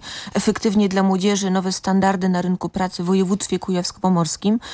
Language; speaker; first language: Polish; native; Polish